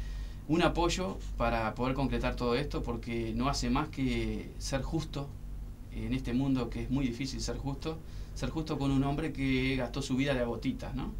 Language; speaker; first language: Spanish; native; Spanish